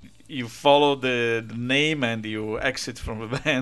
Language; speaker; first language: English; non-native, fluent; Italian